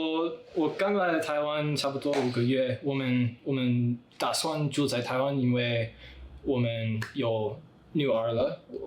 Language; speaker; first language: Chinese; non-native, learner; English